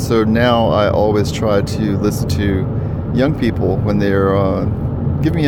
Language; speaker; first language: English; native; English